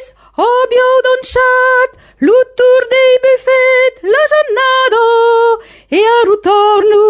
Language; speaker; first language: French; native; French